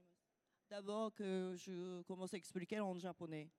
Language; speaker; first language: French; non-native, learner; Japanese